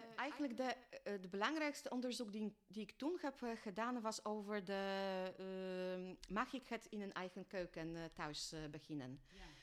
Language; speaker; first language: Dutch; non-native, fluent; Polish